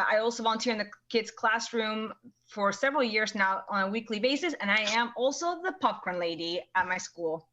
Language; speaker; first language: English; early bilingual, other home language; Spanish